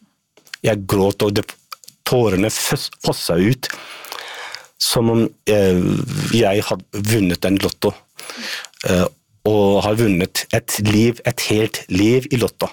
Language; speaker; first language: Norwegian; non-native, fluent; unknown